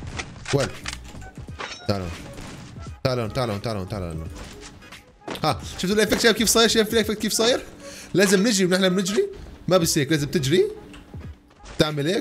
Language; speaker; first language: Arabic; native; Arabic